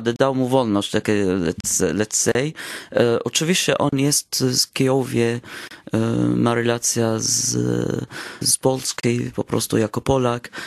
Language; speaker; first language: Polish; non-native, learner; Arabic